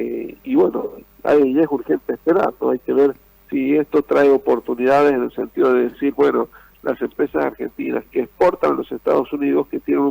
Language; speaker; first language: Spanish; native; Spanish